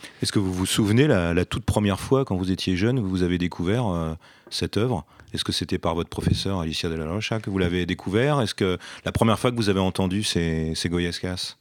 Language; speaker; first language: French; native; French